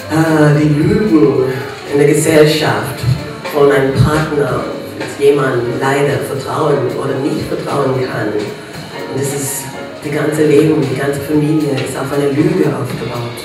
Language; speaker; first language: German; non-native, fluent; English